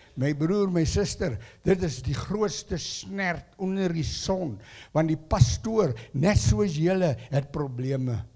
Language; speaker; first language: Afrikaans; non-native, local second language; English